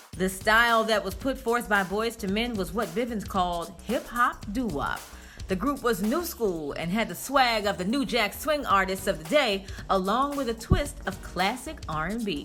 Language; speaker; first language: English; native; English